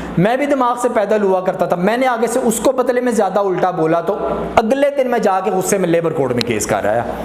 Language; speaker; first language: Urdu; non-native, local second language; Punjabi